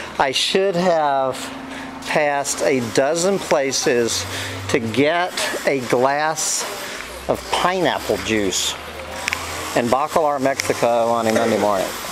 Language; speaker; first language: English; native; English